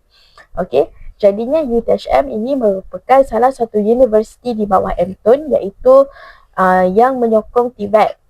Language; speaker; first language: Malay; native; Malay